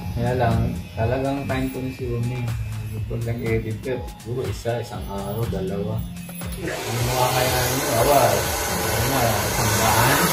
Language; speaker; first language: Filipino; native; Filipino